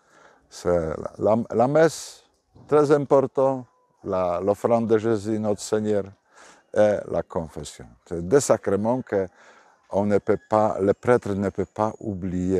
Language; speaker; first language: French; non-native, fluent; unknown